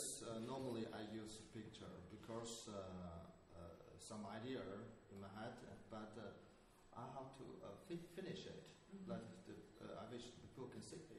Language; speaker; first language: English; non-native, learner; Chinese